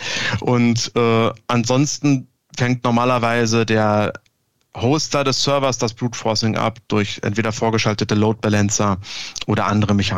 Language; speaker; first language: German; native; German